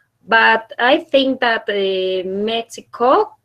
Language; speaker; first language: English; non-native, learner; Spanish